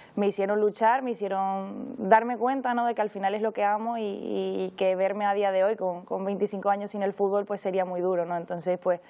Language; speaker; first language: Spanish; native; Spanish